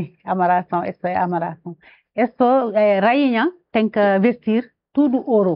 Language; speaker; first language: Portuguese; non-native, learner; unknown